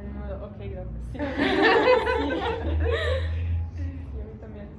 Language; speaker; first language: Spanish; non-native, fluent; Italian